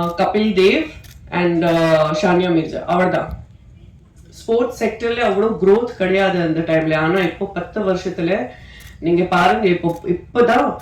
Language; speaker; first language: Tamil; non-native, fluent; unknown